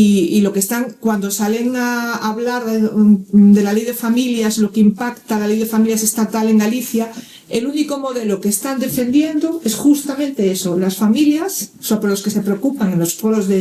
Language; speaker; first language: Spanish; native; Spanish